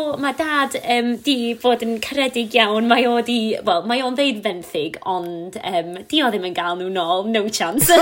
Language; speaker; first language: Welsh; non-native, local second language; English